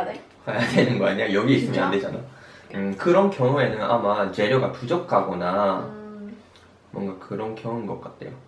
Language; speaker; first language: Korean; non-native, fluent; Japanese